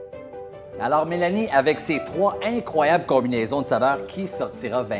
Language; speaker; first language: French; native; French